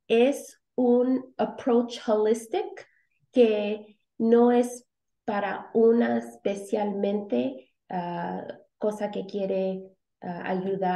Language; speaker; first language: Spanish; early bilingual, heritage; Spanish